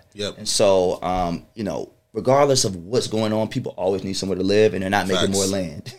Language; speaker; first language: English; native; English